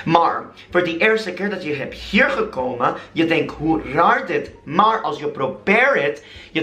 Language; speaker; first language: Dutch; non-native, learner; English